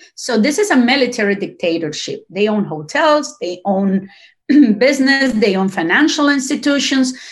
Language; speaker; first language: English; non-native, fluent; Spanish